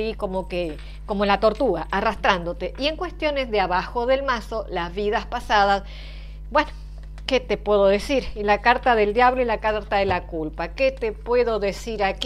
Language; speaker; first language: Spanish; native; Spanish